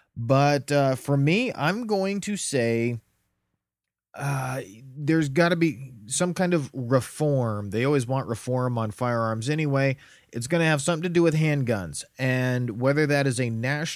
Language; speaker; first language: English; native; English